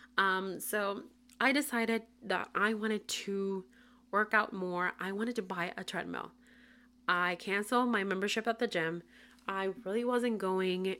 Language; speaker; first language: English; non-native, local second language; Spanish